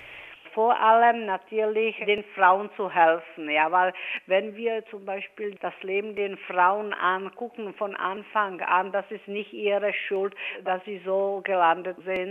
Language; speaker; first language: German; non-native, fluent; Czech